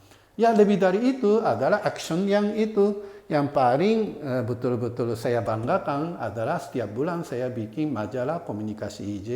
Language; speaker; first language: Indonesian; non-native, fluent; Japanese